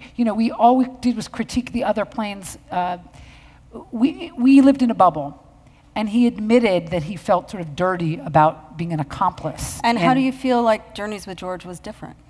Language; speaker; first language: English; native; English